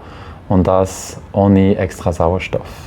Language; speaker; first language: German; non-native, local second language; French